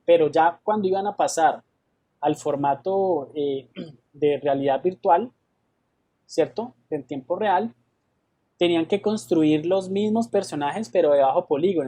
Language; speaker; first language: Spanish; native; Spanish